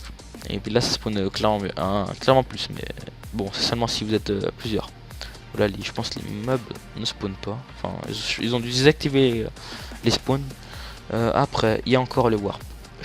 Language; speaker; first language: French; native; French